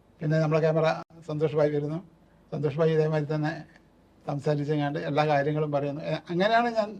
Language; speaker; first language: Malayalam; native; Malayalam